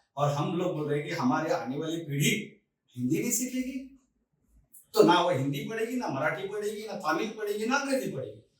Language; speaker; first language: Hindi; native; Hindi